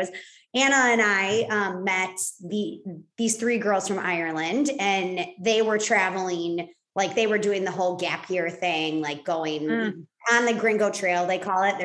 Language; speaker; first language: English; native; English